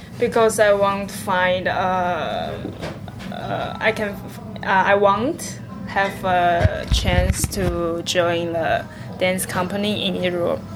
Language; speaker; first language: English; non-native, learner; Chinese